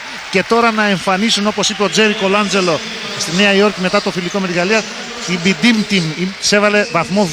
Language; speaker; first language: Greek; native; Greek